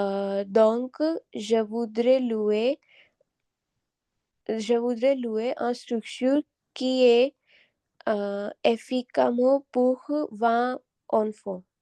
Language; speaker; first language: French; non-native, learner; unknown